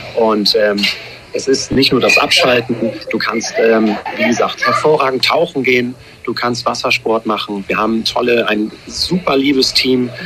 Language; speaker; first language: German; native; German